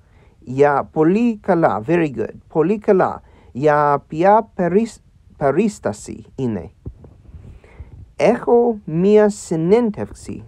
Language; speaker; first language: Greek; non-native, learner; English